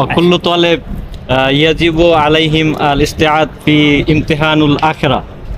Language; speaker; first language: Arabic; non-native, fluent; Bangla